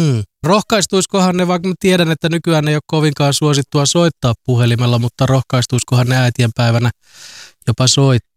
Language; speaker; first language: Finnish; native; Finnish